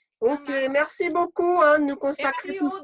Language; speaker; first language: French; native; French